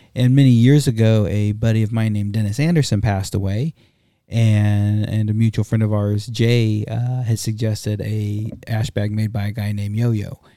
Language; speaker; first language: English; native; English